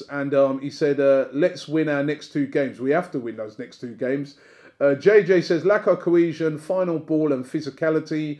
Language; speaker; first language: English; native; English